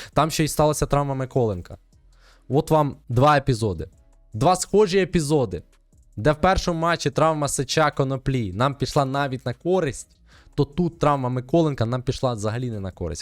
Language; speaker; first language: Ukrainian; native; Ukrainian